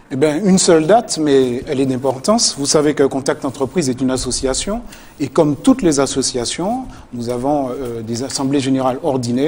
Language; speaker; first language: French; native; French